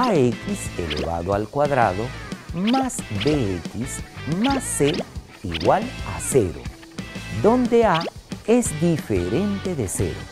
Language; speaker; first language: Spanish; native; Spanish